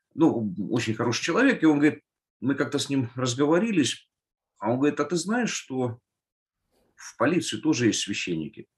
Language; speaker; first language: Russian; native; Russian